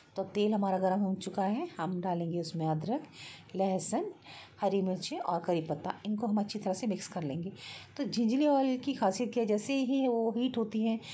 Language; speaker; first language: Hindi; native; Hindi